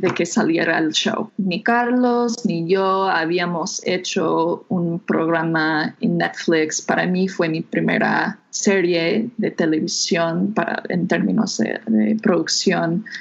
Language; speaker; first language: Spanish; non-native, fluent; English